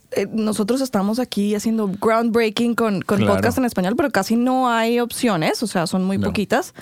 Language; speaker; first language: Spanish; native; Spanish